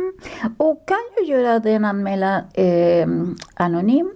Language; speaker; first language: Swedish; non-native, fluent; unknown